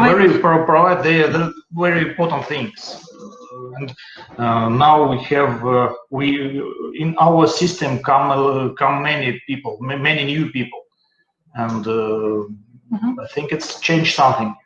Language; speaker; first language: English; non-native, learner; Russian